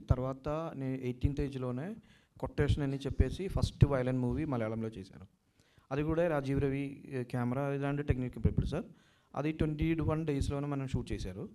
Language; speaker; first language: Telugu; non-native, learner; Malayalam